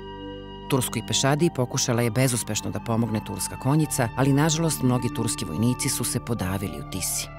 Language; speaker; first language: Serbian; native; Serbian